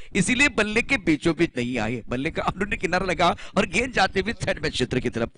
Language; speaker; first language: Hindi; non-native, local second language; Marathi